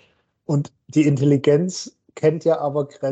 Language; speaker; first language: German; native; German